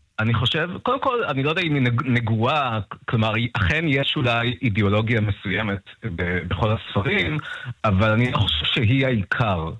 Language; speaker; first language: Hebrew; early bilingual, other home language; Russian